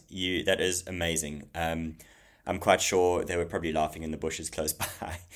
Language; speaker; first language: English; native; English